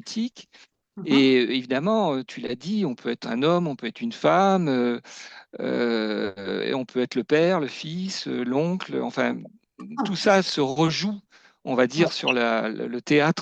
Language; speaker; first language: French; native; French